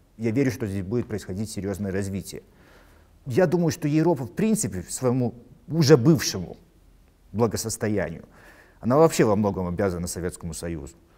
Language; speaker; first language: Russian; non-native, local second language; Latvian